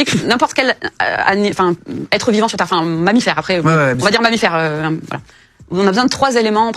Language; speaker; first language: French; native; French